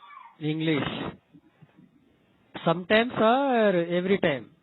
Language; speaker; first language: English; non-native, local second language; Telugu